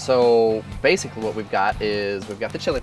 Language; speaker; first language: English; native; English